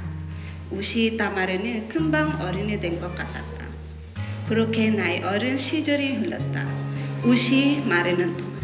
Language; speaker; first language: Korean; non-native, fluent; Filipino